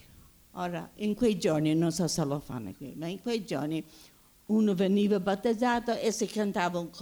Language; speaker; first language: Italian; early bilingual, heritage; Italian